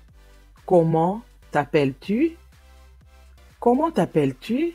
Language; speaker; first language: French; non-native, fluent; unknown